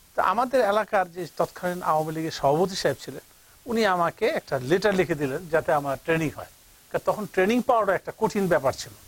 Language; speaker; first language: Bangla; native; Bangla